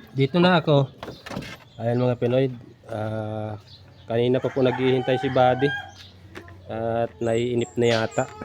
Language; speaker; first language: Filipino; non-native, local second language; Bikol